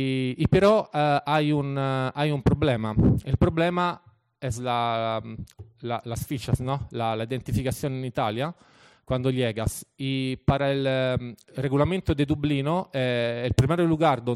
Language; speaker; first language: Spanish; non-native, fluent; Italian